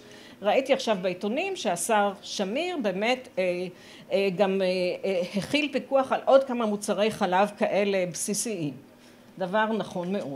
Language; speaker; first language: Hebrew; native; Hebrew